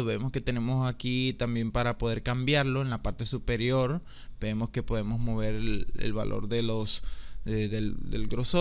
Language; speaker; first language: Spanish; native; Spanish